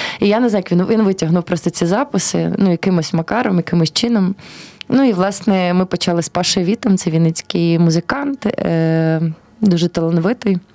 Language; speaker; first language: Ukrainian; early bilingual, heritage; Ukrainian